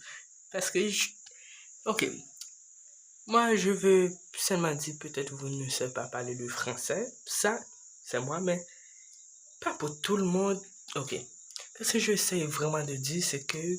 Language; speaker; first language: French; non-native, learner; English